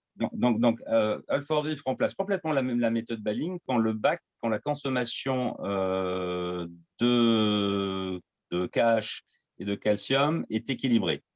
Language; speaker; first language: French; native; French